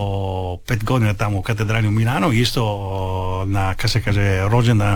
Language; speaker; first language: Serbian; early bilingual, heritage; Italian